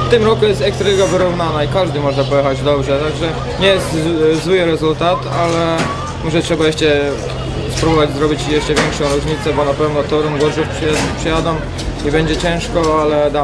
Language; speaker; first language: Polish; non-native, fluent; Croatian